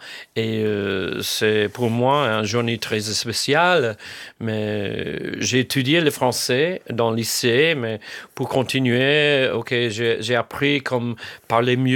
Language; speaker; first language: French; non-native, fluent; English